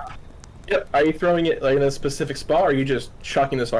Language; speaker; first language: English; native; English